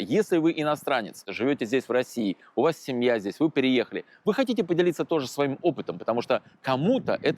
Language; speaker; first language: Russian; native; Russian